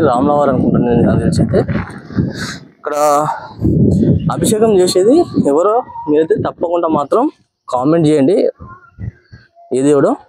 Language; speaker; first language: Telugu; native; Telugu